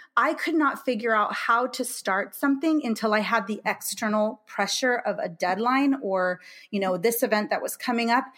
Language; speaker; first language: English; native; English